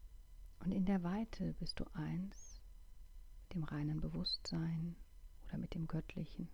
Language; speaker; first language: German; native; German